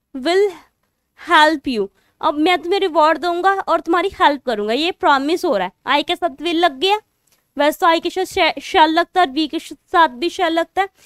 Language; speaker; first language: Hindi; non-native, local second language; Punjabi